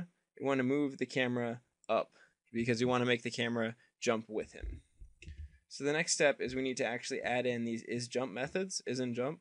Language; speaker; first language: English; native; English